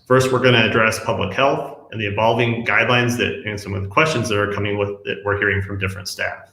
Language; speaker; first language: English; native; English